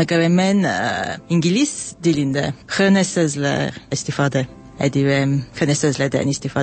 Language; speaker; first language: Azerbaijani; non-native, learner; English